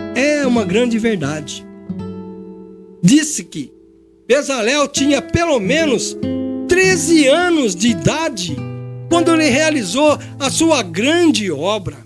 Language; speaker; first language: Portuguese; native; Portuguese